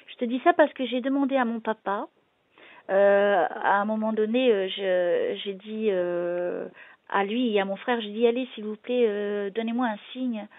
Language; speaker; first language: French; native; French